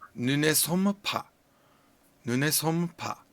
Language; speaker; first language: French; non-native, learner; English